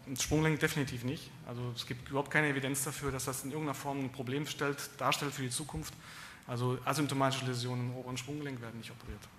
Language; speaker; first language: German; native; German